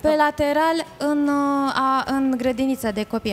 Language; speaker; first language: Romanian; native; Romanian